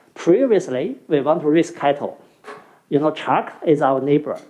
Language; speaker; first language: English; non-native, fluent; Chinese